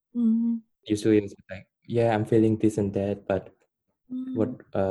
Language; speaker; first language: English; non-native, fluent; Khmer